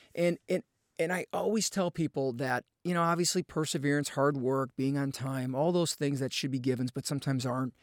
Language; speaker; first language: English; native; English